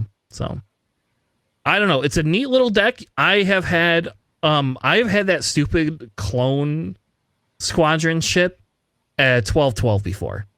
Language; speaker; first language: English; native; English